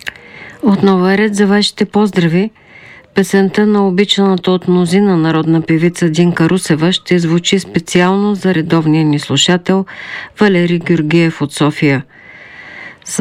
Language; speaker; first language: Bulgarian; native; Bulgarian